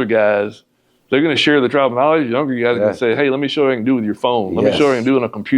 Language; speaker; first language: English; native; English